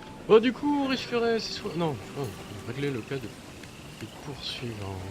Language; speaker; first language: French; native; French